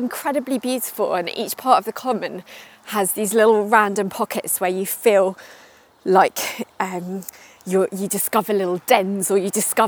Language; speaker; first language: English; native; English